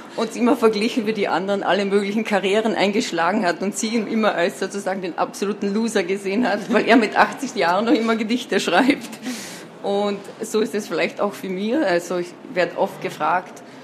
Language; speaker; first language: German; non-native, local second language; Slovenian